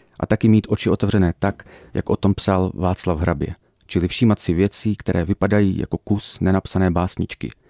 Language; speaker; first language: Czech; early bilingual, other home language; Russian